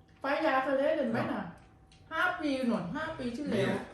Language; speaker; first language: Dutch; non-native, learner; Thai